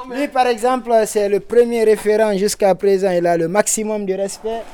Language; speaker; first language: French; non-native, local second language; Fula